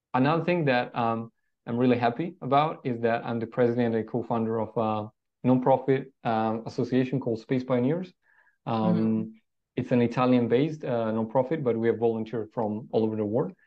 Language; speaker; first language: English; non-native, fluent; Italian